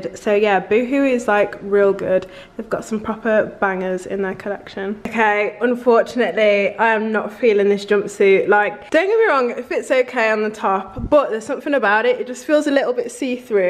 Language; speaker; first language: English; native; English